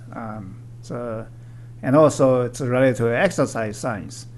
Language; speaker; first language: English; non-native, fluent; Chinese